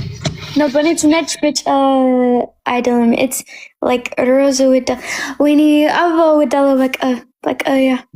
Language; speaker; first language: English; non-native, learner; Amharic